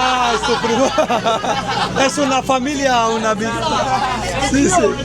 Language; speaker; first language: Spanish; non-native, learner; French